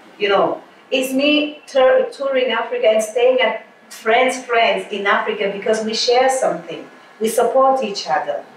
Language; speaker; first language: English; non-native, fluent; Portuguese